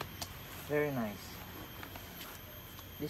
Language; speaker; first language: English; non-native, local second language; Filipino